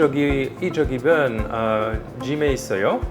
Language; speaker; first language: Korean; non-native, learner; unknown